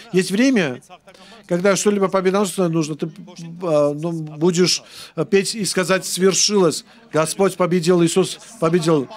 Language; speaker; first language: Russian; non-native, local second language; Armenian